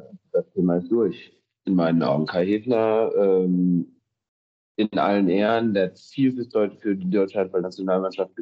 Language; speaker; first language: German; native; German